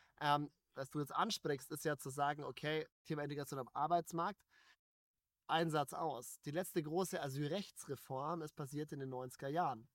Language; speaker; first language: German; native; German